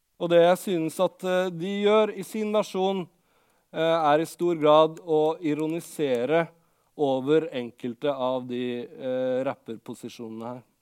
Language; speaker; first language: Norwegian; native; Norwegian